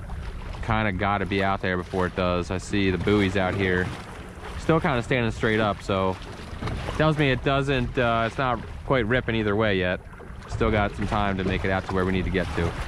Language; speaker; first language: English; native; English